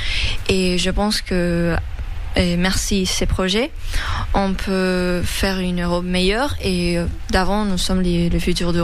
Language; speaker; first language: French; early bilingual, other home language; Spanish